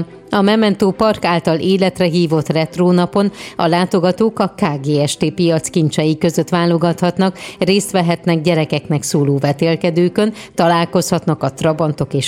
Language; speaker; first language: Hungarian; native; Hungarian